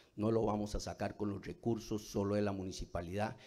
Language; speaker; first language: Spanish; native; Spanish